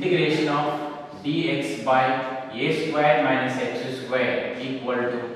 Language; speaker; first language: English; non-native, local second language; Kannada